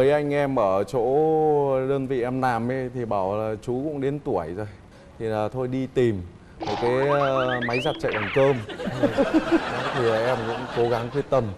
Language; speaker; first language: Vietnamese; native; Vietnamese